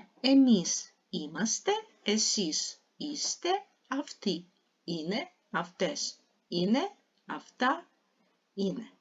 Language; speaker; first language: Greek; non-native, fluent; Ukrainian